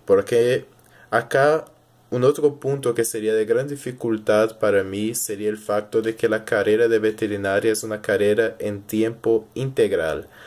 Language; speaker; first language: Spanish; early bilingual, heritage; Portuguese